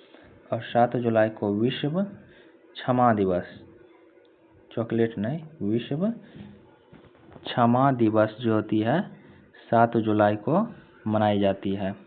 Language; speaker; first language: Hindi; native; Hindi